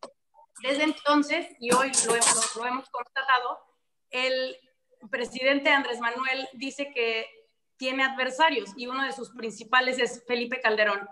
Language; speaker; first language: Spanish; native; Spanish